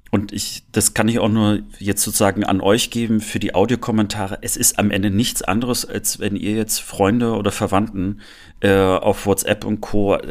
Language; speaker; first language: German; native; German